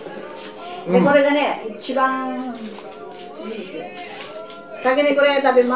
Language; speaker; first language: Japanese; non-native, learner; Filipino